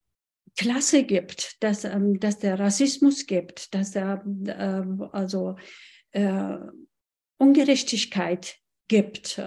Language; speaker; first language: German; non-native, fluent; Persian